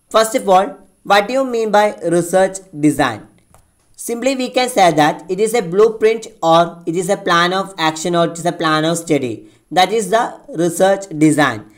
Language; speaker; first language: English; non-native, local second language; Malayalam